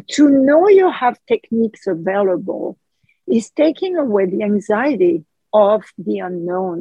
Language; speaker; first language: English; non-native, fluent; French